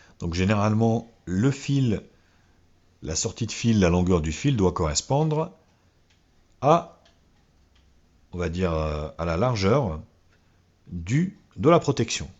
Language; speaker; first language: French; native; French